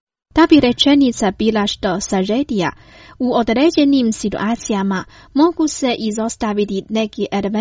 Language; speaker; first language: Croatian; non-native, fluent; Chinese